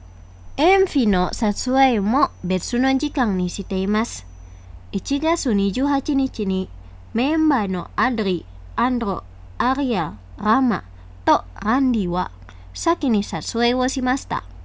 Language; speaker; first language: Japanese; non-native, fluent; Indonesian